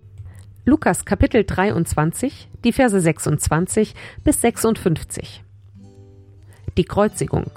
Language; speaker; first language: German; native; German